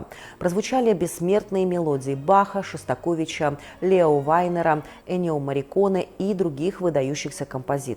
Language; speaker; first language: Russian; native; Russian